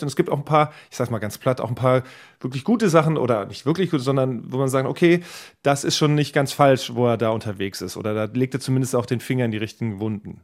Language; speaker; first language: German; native; German